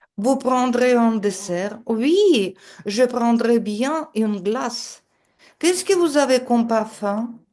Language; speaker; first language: French; non-native, fluent; Russian